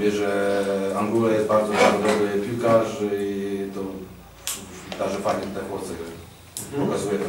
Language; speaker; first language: Polish; non-native, learner; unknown